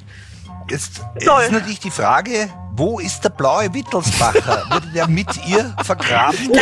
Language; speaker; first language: German; native; German